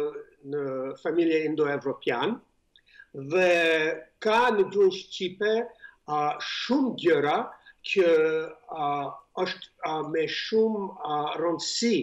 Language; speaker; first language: Albanian; non-native, fluent; English